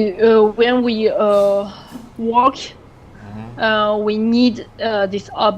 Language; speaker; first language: English; non-native, learner; French